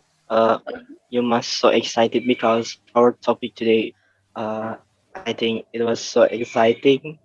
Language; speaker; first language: English; non-native, learner; Indonesian